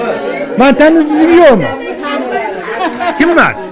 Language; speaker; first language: Turkish; non-native, learner; Uzbek